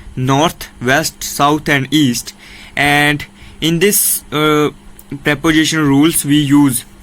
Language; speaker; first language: English; non-native, local second language; Punjabi